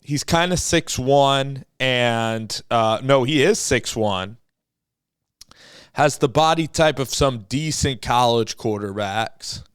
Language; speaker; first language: English; native; English